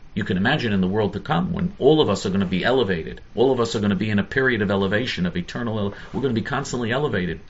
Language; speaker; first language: English; native; English